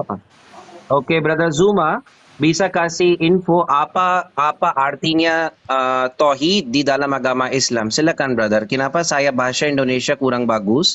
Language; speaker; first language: Indonesian; non-native, learner; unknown